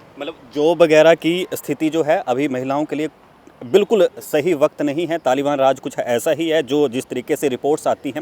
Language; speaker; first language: Hindi; native; Hindi